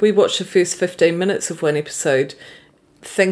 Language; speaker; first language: English; native; English